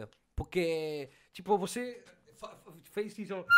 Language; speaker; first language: Portuguese; non-native, learner; Spanish